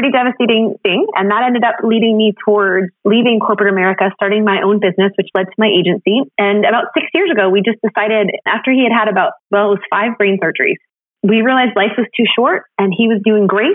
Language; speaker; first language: English; native; English